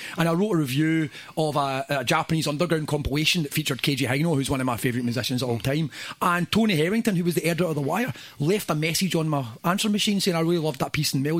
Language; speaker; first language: English; native; English